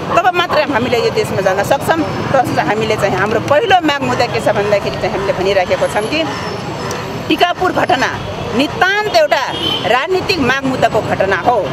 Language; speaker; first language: Nepali; non-native, local second language; Dangaura Tharu